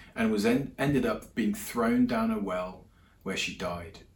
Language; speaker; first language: English; native; English